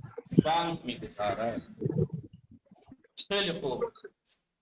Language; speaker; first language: Persian; non-native, fluent; Urdu